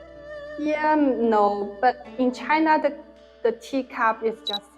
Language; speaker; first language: English; non-native, learner; Chinese